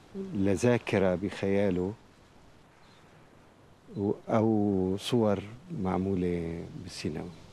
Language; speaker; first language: Arabic; native; Arabic